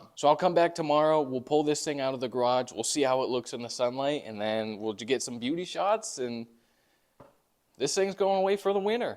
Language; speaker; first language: English; native; English